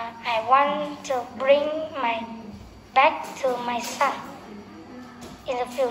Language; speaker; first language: English; non-native, learner; Vietnamese